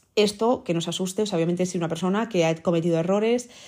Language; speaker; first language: Spanish; early bilingual, other home language; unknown